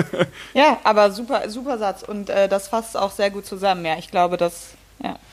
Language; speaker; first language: German; native; German